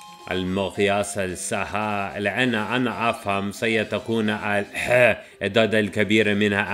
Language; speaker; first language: Arabic; non-native, learner; English